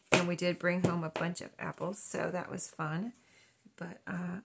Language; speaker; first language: English; native; English